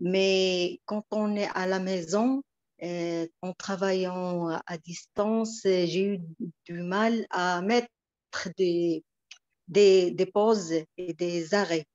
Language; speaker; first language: French; non-native, local second language; Arabic